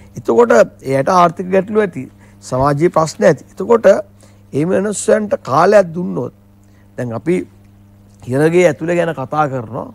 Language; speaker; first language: Sinhala; native; Sinhala